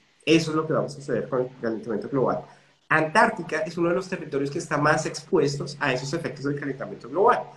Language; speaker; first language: Spanish; native; Spanish